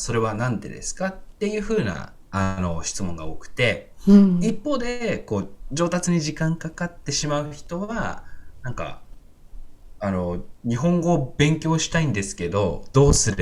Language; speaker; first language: Japanese; native; Japanese